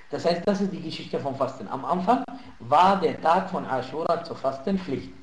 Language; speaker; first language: German; non-native, fluent; Arabic